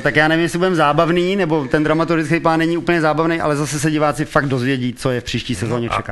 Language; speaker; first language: Czech; native; Czech